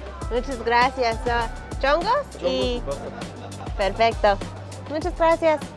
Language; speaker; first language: Spanish; non-native, learner; English